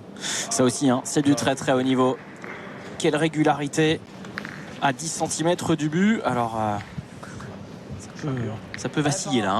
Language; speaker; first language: French; native; French